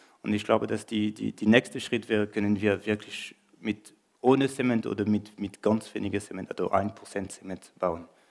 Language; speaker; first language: German; non-native, learner; French